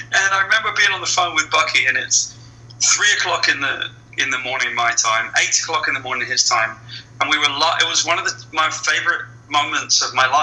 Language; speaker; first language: English; native; English